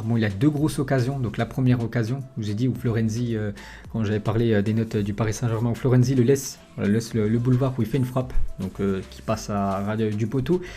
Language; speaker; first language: French; native; French